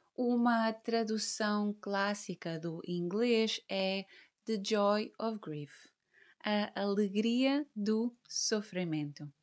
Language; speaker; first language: Portuguese; native; Portuguese